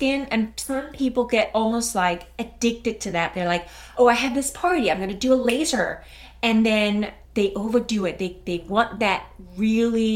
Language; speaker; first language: English; non-native, fluent; Danish